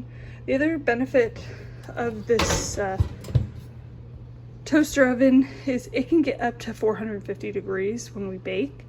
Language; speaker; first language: English; native; English